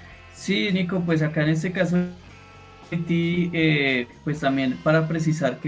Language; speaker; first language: Spanish; native; Spanish